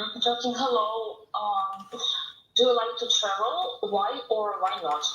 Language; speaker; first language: English; non-native, learner; Turkish